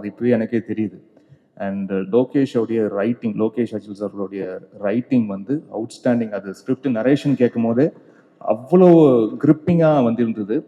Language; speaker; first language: Tamil; native; Tamil